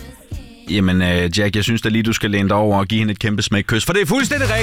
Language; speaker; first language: Danish; native; Danish